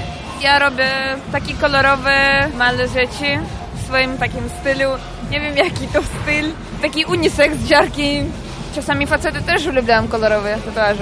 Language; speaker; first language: Polish; non-native, fluent; Ukrainian